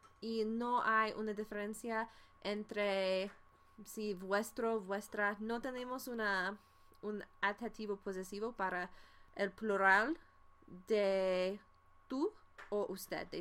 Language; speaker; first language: Spanish; non-native, fluent; English